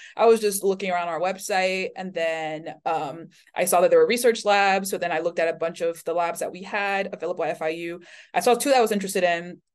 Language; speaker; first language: English; early bilingual, other home language; Chinese